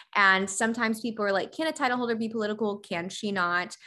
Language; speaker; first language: English; native; English